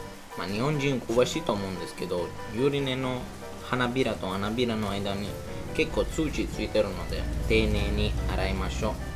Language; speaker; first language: Japanese; non-native, fluent; Italian